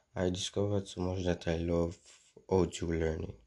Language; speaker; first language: English; non-native, local second language; Yoruba